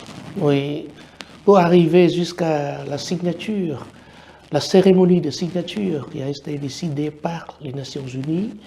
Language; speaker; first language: French; non-native, fluent; Vietnamese